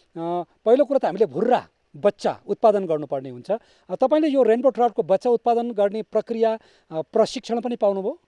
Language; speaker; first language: Nepali; native; Nepali